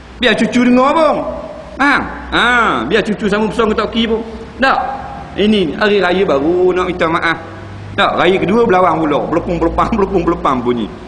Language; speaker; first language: Malay; native; Malay